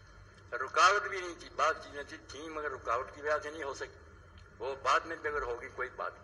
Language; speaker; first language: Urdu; non-native, local second language; Punjabi